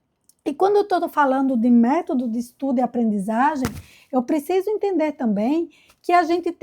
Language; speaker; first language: Portuguese; native; Portuguese